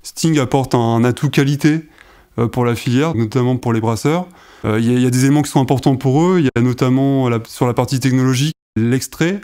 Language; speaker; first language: French; native; French